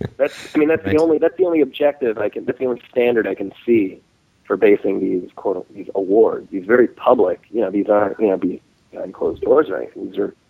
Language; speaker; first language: English; early bilingual, other home language; Hindi